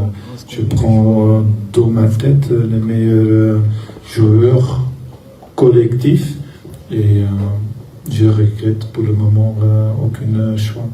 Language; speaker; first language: French; non-native, local second language; Dutch